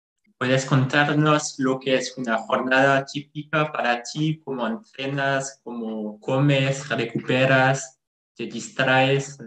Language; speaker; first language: Spanish; non-native, fluent; French